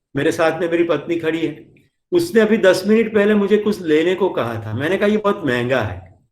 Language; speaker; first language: Hindi; non-native, local second language; Gujarati